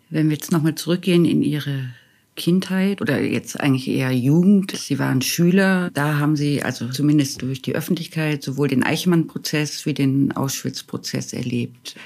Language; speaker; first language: German; native; German